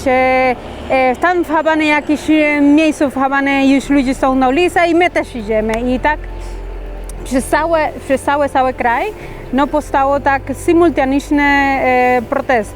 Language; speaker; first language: Polish; non-native, fluent; Spanish